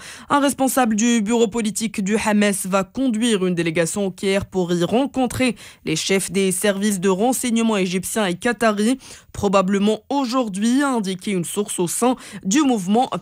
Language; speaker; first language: French; non-native, local second language; Arabic